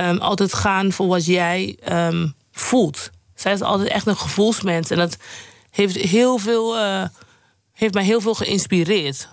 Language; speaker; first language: Dutch; non-native, local second language; Papiamento